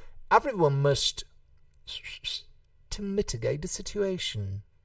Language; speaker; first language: English; non-native, fluent; Hungarian